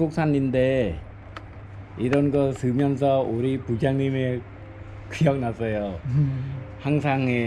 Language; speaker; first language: Korean; non-native, learner; Khmer